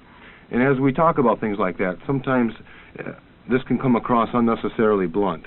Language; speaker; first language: English; native; English